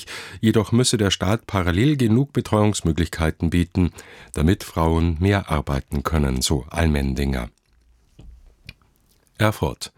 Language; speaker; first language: German; native; German